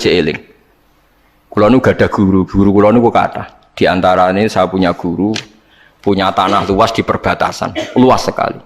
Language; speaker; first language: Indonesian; non-native, local second language; Javanese